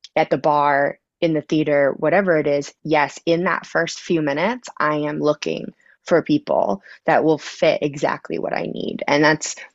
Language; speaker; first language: English; native; English